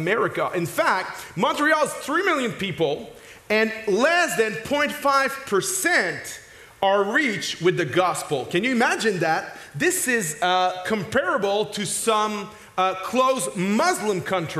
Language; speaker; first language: English; non-native, fluent; French